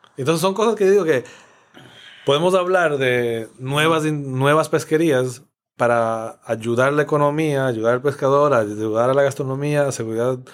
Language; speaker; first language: Spanish; native; Spanish